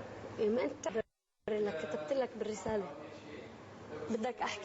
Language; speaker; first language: Arabic; native; Arabic